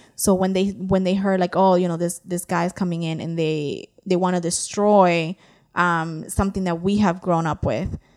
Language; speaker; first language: English; native; English